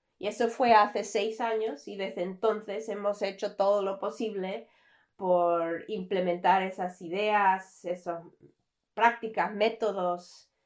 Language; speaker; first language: Spanish; early bilingual, heritage; English